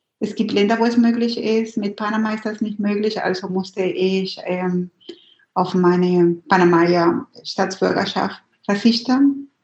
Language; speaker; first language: German; non-native, fluent; Spanish